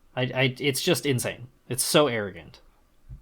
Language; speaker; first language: English; native; English